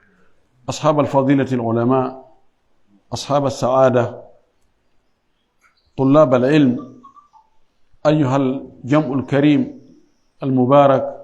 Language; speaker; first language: Arabic; non-native, fluent; Fula